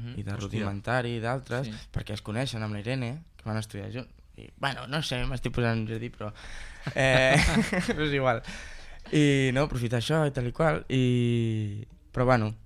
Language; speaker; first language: Catalan; native; Catalan